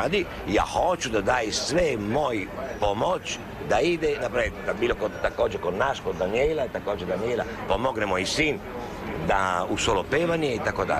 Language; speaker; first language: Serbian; non-native, learner; Italian